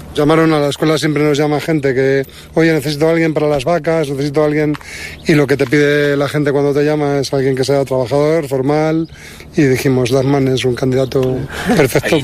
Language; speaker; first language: Spanish; native; Spanish